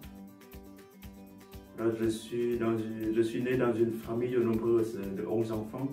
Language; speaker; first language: French; non-native, fluent; Vietnamese